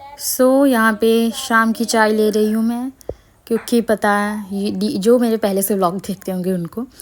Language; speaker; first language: Hindi; native; Hindi